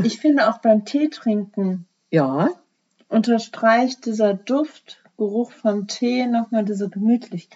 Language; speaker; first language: German; native; German